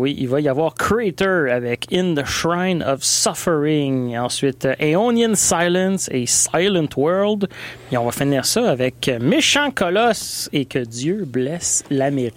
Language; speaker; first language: French; native; French